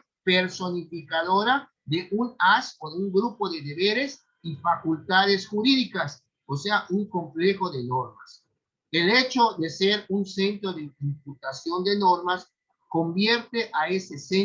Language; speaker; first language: Spanish; native; Spanish